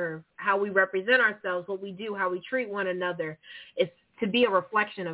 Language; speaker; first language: English; native; English